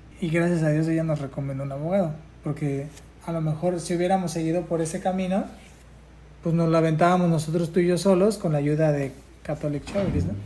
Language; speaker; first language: Spanish; native; Spanish